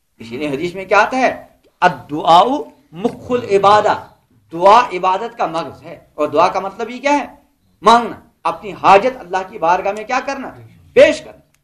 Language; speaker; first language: Urdu; non-native, local second language; Kashmiri